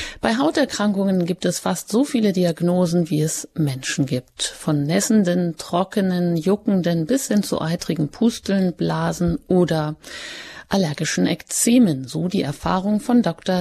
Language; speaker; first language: German; native; German